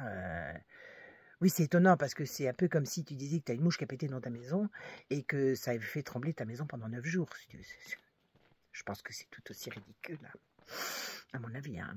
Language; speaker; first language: French; native; French